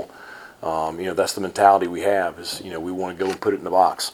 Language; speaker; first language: English; native; English